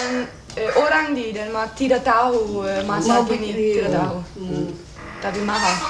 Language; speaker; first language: Indonesian; non-native, learner; Danish